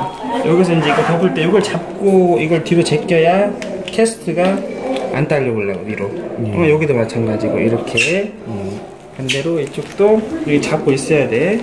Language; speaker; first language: Korean; native; Korean